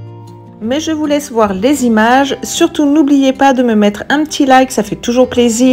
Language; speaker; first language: French; native; French